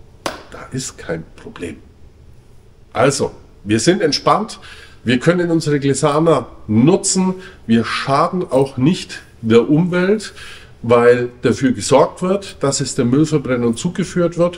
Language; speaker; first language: German; native; German